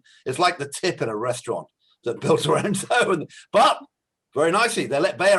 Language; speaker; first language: English; native; English